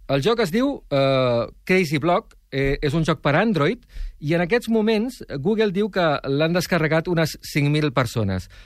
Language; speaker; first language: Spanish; non-native, local second language; Catalan